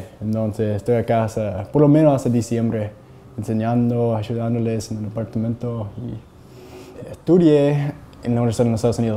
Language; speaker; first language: Spanish; non-native, fluent; English